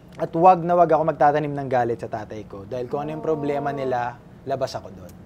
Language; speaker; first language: Filipino; native; Filipino